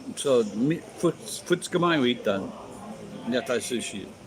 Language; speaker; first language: Japanese; non-native, learner; English